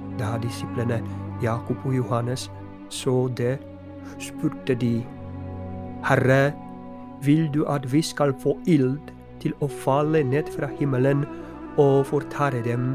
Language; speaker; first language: Norwegian; non-native, fluent; Polish